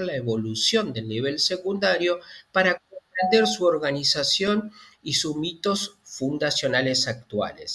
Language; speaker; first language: Spanish; native; Spanish